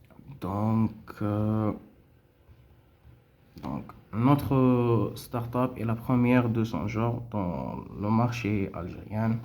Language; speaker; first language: French; non-native, local second language; Arabic